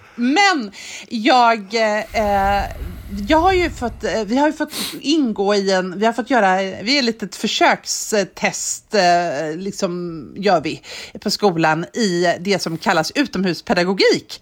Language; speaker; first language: Swedish; native; Swedish